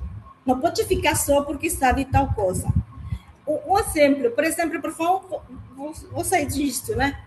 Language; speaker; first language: Portuguese; non-native, learner; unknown